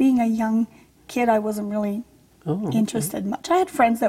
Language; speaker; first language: English; early bilingual, other home language; Polish